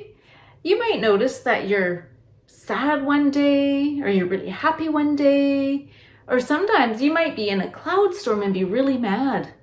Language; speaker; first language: English; native; English